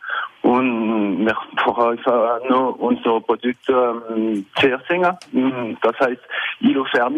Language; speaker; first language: German; non-native, local second language; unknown